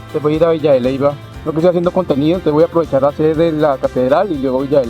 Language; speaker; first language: Spanish; native; Spanish